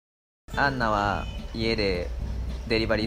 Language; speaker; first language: Japanese; native; Japanese